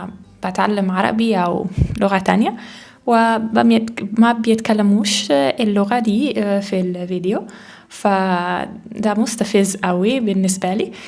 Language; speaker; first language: Arabic; non-native, learner; Italian